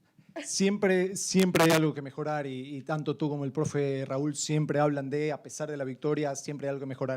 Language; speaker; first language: Spanish; native; Spanish